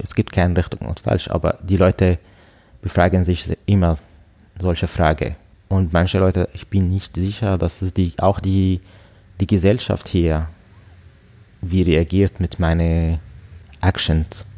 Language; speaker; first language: German; non-native, learner; Arabic